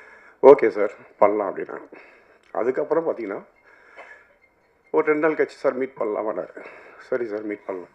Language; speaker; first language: Tamil; native; Tamil